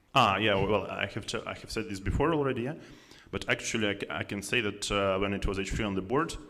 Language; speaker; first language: English; non-native, fluent; Russian